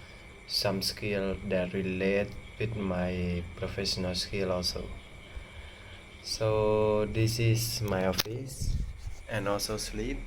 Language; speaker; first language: English; non-native, learner; Khmer